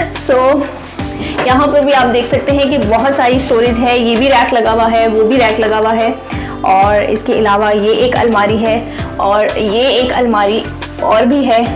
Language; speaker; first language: Urdu; native; Urdu